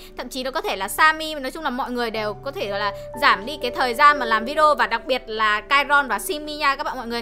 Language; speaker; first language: Vietnamese; native; Vietnamese